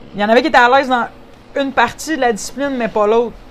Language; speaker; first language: French; native; French